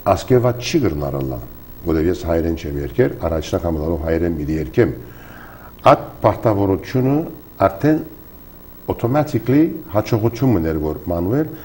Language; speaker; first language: Armenian; early bilingual, heritage; Armenian